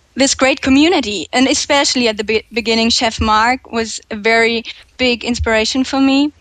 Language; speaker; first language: English; non-native, fluent; German